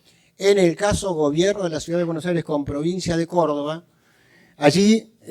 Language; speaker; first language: Spanish; native; Spanish